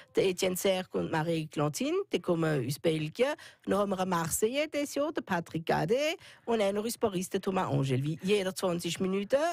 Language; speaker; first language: German; non-native, local second language; French